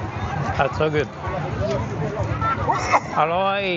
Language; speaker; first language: English; non-native, fluent; French